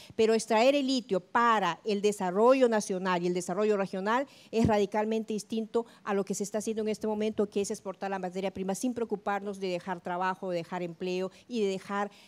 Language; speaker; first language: Spanish; native; Spanish